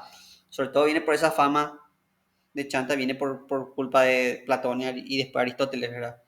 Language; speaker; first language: Spanish; native; Spanish